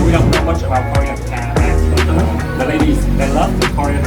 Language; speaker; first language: English; non-native, fluent; Vietnamese